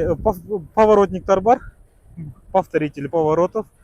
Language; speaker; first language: Russian; non-native, local second language; Kazakh